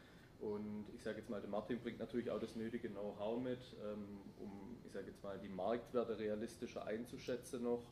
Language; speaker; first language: German; native; German